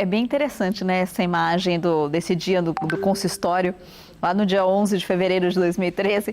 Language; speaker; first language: Portuguese; native; Portuguese